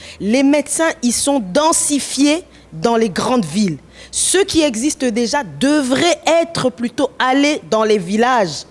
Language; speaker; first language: French; non-native, local second language; Lingala